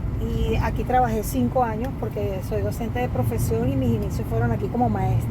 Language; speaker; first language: Spanish; native; Spanish